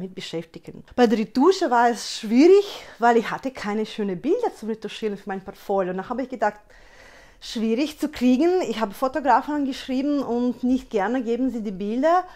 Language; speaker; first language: German; non-native, fluent; Russian